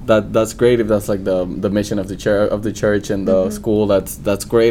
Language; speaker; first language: English; non-native, fluent; Spanish